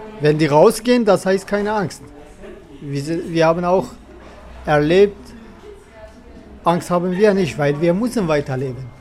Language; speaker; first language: German; non-native, learner; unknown